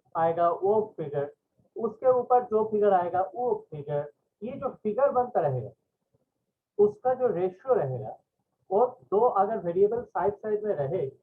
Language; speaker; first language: Hindi; non-native, local second language; Bangla